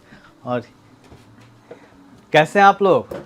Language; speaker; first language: Hindi; native; Hindi